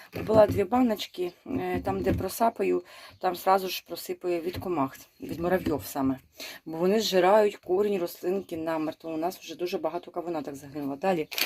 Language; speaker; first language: Ukrainian; non-native, local second language; Russian